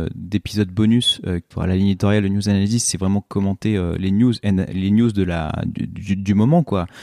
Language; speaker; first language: French; native; French